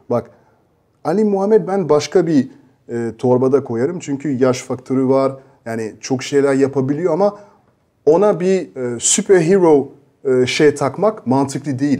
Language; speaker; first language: Turkish; non-native, fluent; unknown